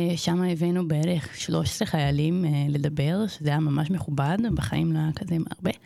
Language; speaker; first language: Hebrew; non-native, fluent; Portuguese